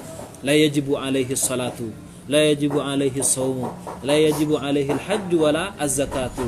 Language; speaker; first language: Arabic; non-native, fluent; Indonesian